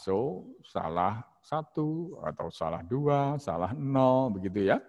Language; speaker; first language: Indonesian; native; Indonesian